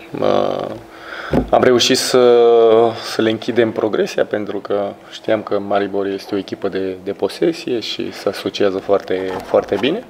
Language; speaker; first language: Romanian; native; Romanian